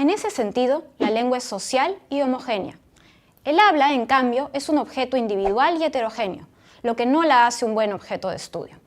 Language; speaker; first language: Spanish; native; Spanish